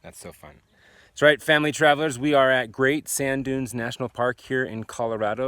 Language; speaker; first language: English; native; English